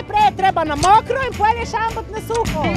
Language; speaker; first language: Slovenian; native; Slovenian